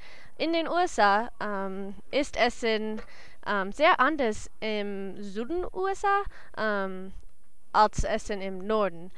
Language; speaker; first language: German; non-native, learner; English